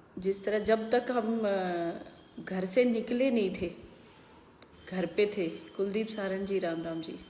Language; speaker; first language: Hindi; native; Hindi